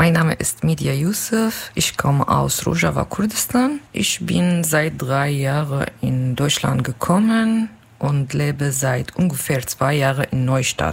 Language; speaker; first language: German; non-native, learner; Kurdish